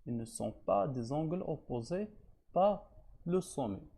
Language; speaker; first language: French; non-native, local second language; Arabic